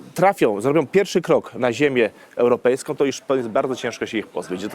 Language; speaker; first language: Polish; early bilingual, other home language; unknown